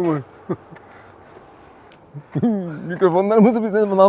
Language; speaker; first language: Turkish; native; Turkish